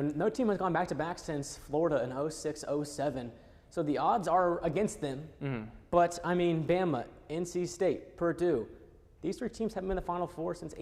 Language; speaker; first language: English; native; English